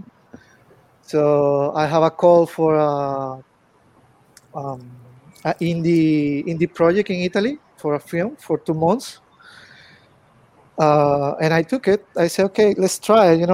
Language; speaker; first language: English; non-native, fluent; Spanish